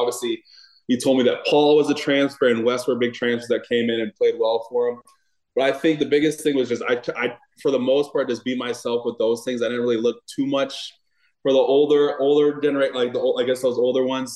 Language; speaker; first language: English; native; English